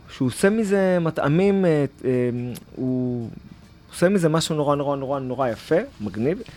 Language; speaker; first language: Hebrew; native; Hebrew